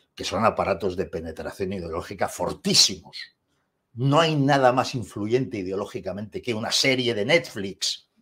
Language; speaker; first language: Spanish; native; Spanish